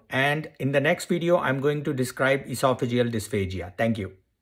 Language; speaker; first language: English; native; English